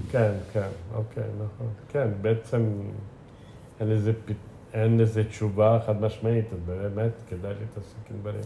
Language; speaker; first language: Hebrew; non-native, fluent; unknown